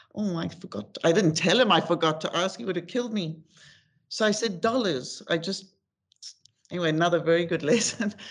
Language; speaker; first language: English; native; English